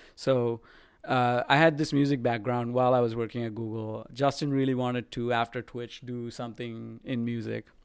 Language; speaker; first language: English; non-native, local second language; Sinhala